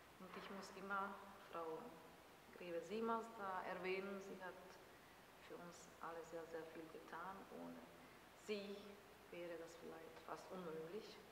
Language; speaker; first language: German; non-native, fluent; Bosnian